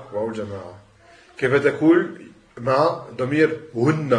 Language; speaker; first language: Arabic; non-native, fluent; French